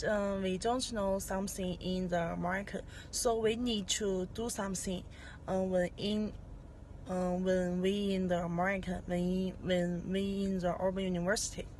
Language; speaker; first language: English; non-native, learner; Chinese